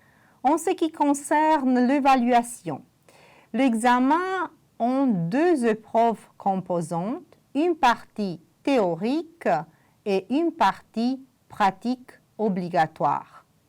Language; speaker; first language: French; non-native, fluent; Romanian